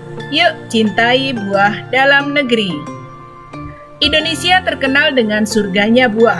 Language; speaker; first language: Indonesian; native; Indonesian